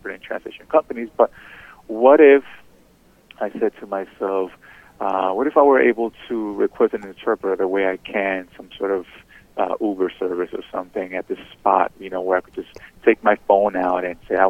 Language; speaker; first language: English; early bilingual, other home language; Spanish